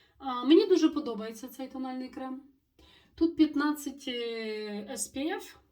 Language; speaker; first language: Ukrainian; non-native, local second language; Russian